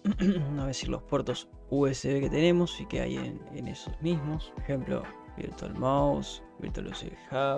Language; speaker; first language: Spanish; native; Spanish